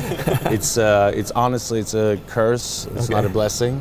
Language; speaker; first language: English; non-native, fluent; Swedish